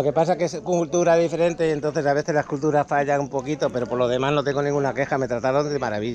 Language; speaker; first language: Spanish; native; Spanish